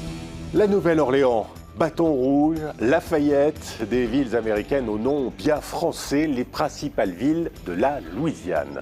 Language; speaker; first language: French; native; French